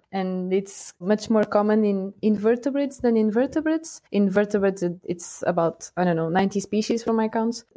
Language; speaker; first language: English; non-native, fluent; Portuguese